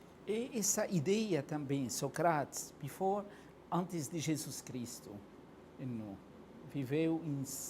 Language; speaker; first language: Portuguese; non-native, fluent; Arabic